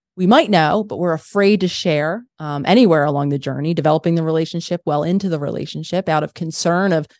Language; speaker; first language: English; native; English